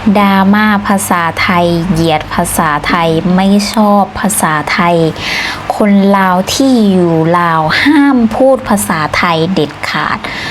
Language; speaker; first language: Thai; native; Thai